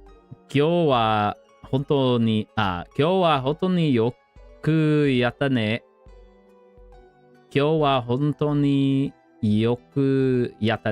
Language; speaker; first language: Japanese; non-native, learner; English